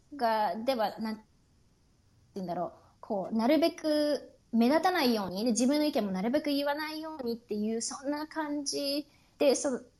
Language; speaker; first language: Japanese; native; Japanese